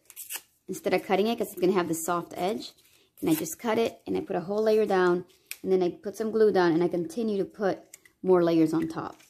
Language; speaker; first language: English; native; English